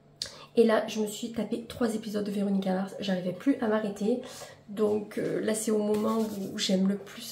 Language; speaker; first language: French; native; French